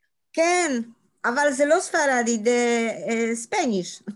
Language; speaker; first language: Hebrew; non-native, learner; Spanish